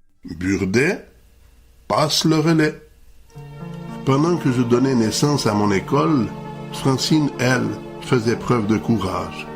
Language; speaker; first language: French; native; French